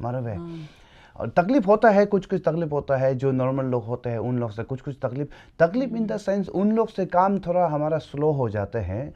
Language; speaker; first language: Hindi; non-native, local second language; Tibetan